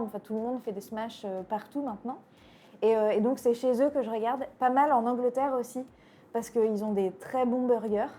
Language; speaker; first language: French; native; French